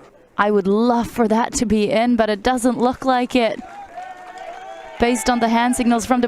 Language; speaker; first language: English; native; English